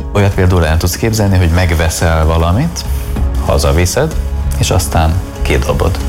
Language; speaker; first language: Hungarian; native; Hungarian